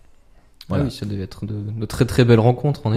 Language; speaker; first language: French; native; French